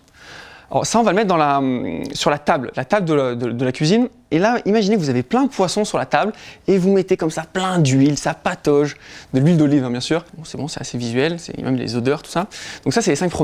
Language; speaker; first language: French; native; French